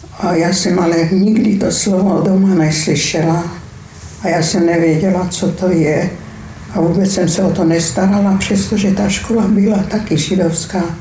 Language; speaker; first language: Czech; non-native, fluent; Hungarian